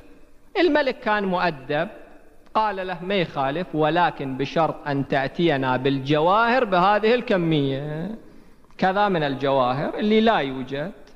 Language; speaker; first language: Arabic; native; Arabic